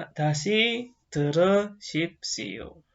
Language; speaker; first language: Korean; non-native, fluent; Indonesian